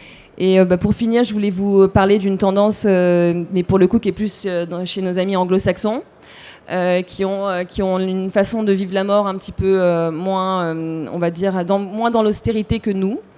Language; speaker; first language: French; native; French